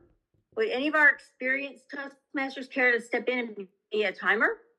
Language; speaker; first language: English; native; English